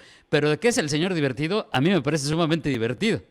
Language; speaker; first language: Spanish; native; Spanish